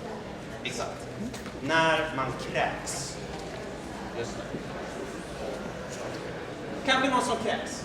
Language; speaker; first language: Swedish; native; Swedish